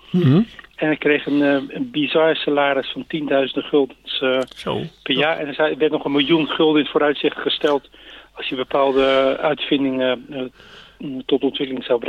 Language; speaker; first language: Dutch; native; Dutch